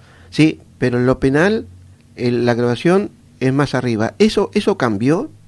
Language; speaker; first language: Spanish; native; Spanish